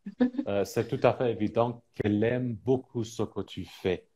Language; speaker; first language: French; non-native, fluent; Persian